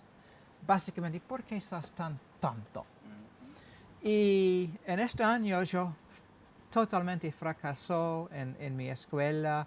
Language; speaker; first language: Spanish; non-native, learner; English